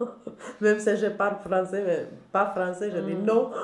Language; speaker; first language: French; non-native, learner; Albanian